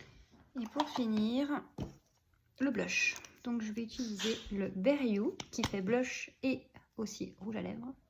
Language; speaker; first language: French; native; French